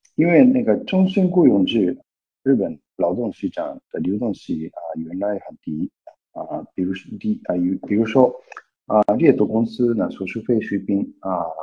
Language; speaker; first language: Chinese; non-native, fluent; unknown